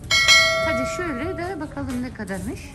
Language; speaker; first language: Turkish; non-native, learner; Russian